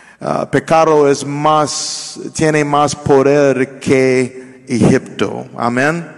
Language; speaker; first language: Spanish; non-native, learner; English